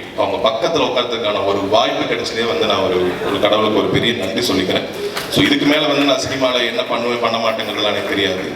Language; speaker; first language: Tamil; native; Tamil